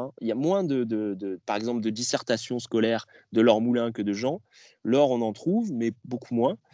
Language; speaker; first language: French; native; French